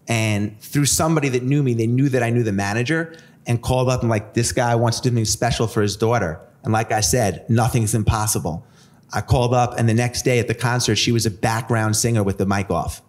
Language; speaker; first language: English; native; English